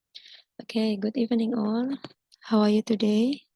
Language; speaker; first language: English; non-native, fluent; Indonesian